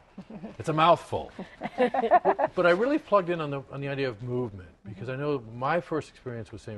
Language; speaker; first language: English; native; English